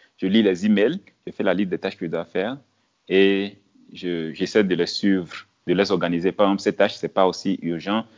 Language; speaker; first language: French; non-native, local second language; Ewe